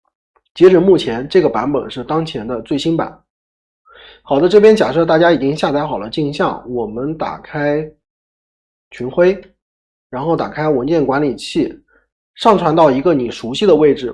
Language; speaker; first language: Chinese; native; Chinese